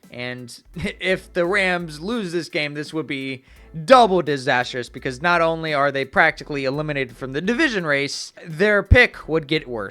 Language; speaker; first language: English; native; English